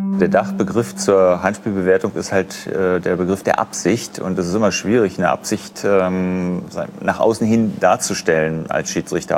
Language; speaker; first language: German; native; German